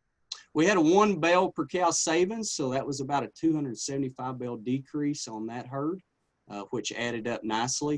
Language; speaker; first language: English; native; English